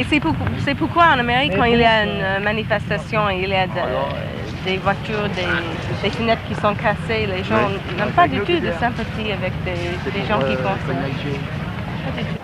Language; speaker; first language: French; non-native, learner; English